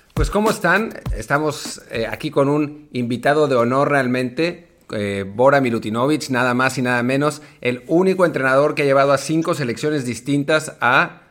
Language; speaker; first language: Spanish; native; Spanish